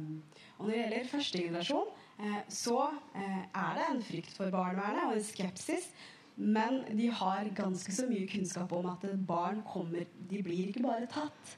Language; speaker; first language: Norwegian; early bilingual, other home language; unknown